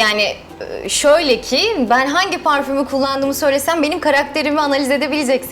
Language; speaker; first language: Turkish; native; Turkish